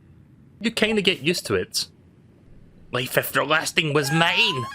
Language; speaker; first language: English; native; English